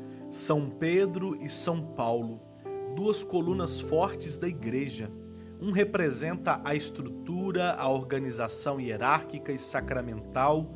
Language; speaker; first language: Portuguese; native; Portuguese